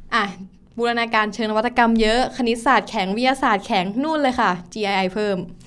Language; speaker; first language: Thai; native; Thai